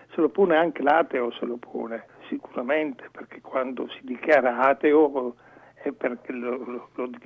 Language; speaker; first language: Italian; native; Italian